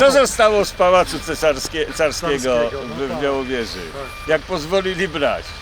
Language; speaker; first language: Polish; native; Polish